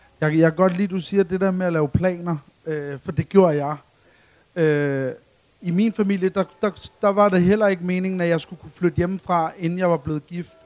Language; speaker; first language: Danish; early bilingual, other home language; Arabic